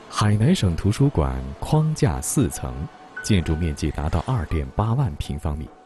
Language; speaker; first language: Chinese; native; Chinese